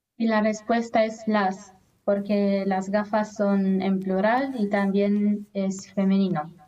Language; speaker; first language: Spanish; non-native, learner; Romanian